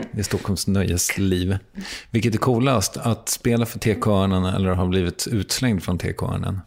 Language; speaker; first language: Swedish; native; Swedish